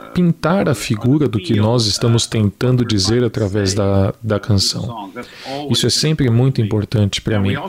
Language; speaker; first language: Portuguese; non-native, fluent; English